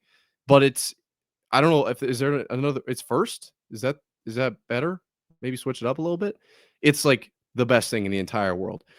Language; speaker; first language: English; native; English